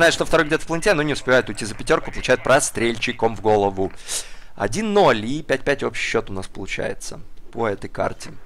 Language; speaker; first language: Russian; native; Russian